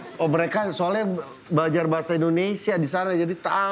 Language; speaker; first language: Indonesian; native; Indonesian